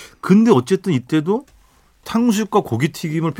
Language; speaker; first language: Korean; native; Korean